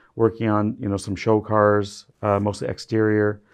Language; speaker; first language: English; native; English